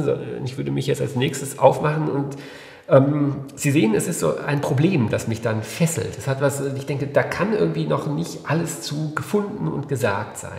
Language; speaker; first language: German; native; German